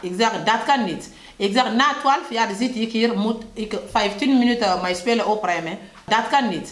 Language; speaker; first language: Dutch; non-native, learner; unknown